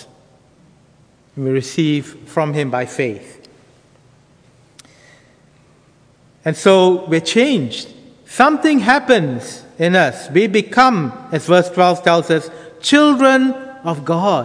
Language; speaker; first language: English; native; English